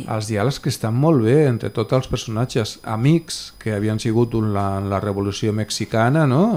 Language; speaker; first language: Catalan; non-native, local second language; Spanish